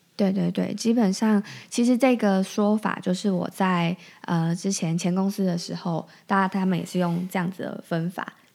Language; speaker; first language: Chinese; native; Chinese